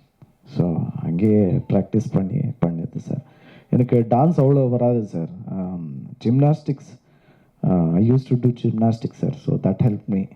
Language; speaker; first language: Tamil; non-native, learner; Kannada